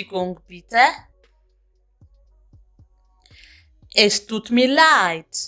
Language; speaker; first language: German; non-native, fluent; Amharic